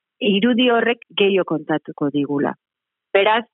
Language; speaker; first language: Basque; native; Basque